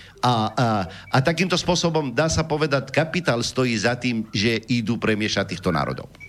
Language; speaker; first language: Slovak; non-native, fluent; Arabic